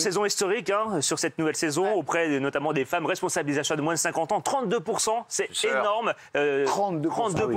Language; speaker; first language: French; native; French